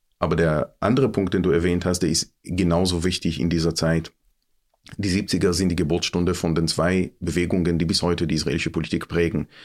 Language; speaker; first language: German; non-native, fluent; Hebrew